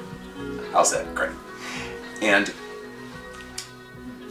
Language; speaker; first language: English; native; English